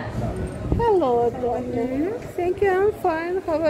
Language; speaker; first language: English; non-native, learner; Russian